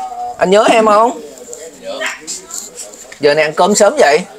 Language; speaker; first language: Vietnamese; native; Vietnamese